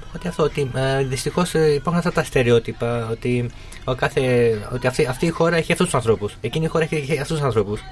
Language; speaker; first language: Greek; early bilingual, other home language; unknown